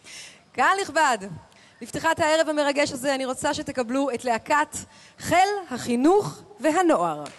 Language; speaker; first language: Hebrew; native; Hebrew